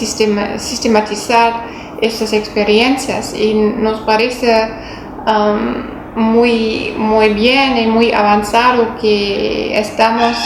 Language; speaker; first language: Spanish; non-native, fluent; German